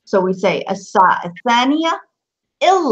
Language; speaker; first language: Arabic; non-native, fluent; English